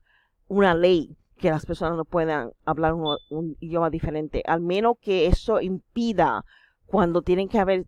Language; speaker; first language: Spanish; non-native, fluent; English